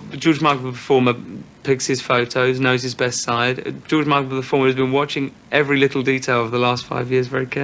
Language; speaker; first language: English; native; English